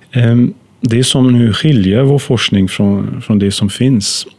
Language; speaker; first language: Swedish; non-native, fluent; German